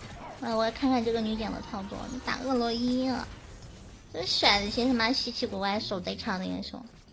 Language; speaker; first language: Chinese; native; Chinese